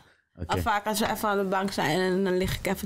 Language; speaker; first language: Dutch; native; Dutch